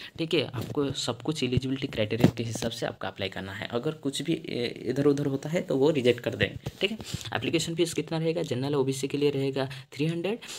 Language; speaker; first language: Hindi; non-native, local second language; Odia